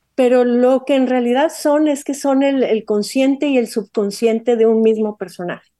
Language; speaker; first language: Spanish; native; Spanish